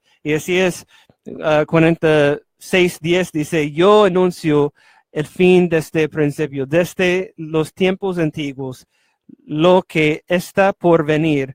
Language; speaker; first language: Spanish; non-native, fluent; English